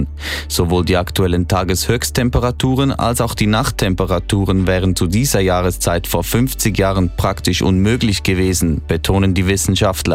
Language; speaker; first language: German; native; German